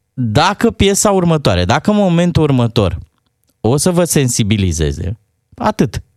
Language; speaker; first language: Romanian; native; Romanian